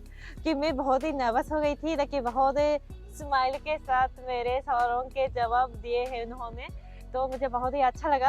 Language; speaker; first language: Hindi; non-native, fluent; Japanese